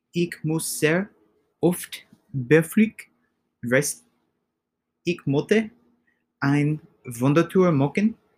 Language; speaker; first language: German; non-native, learner; English